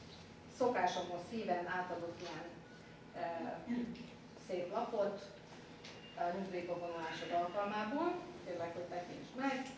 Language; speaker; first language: Hungarian; native; Hungarian